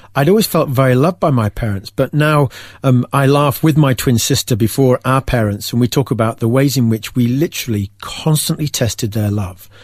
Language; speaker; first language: English; native; English